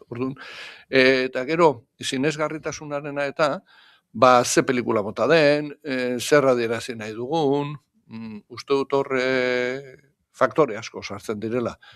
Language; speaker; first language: Basque; native; Basque